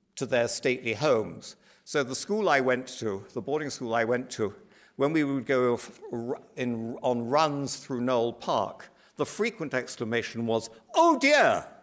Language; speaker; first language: English; native; English